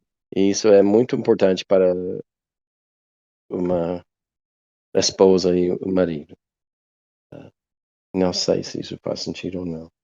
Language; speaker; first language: Portuguese; non-native, learner; English